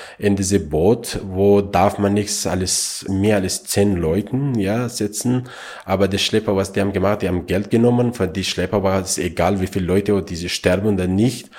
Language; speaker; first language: German; non-native, learner; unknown